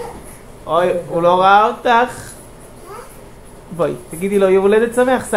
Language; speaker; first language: Hebrew; native; Hebrew